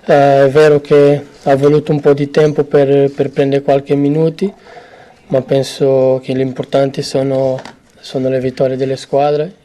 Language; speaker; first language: Italian; non-native, fluent; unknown